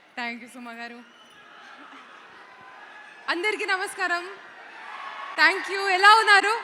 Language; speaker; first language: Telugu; non-native, learner; Kannada